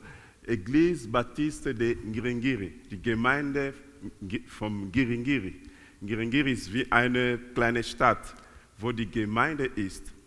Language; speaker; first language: German; non-native, learner; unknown